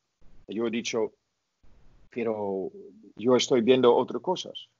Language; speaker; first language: Spanish; non-native, fluent; Dutch